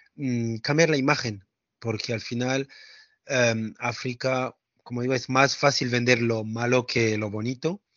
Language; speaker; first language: Spanish; non-native, fluent; French